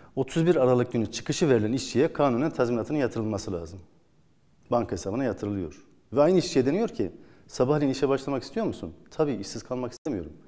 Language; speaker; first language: Turkish; native; Turkish